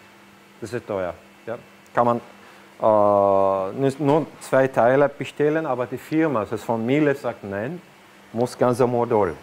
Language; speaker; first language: German; non-native, learner; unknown